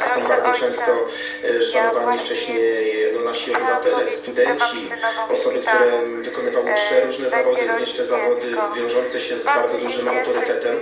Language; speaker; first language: Polish; native; Polish